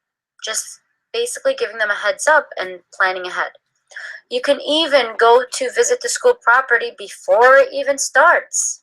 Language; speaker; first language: English; native; English